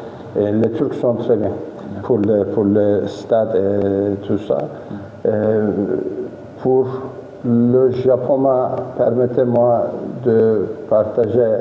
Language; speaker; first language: French; non-native, fluent; Turkish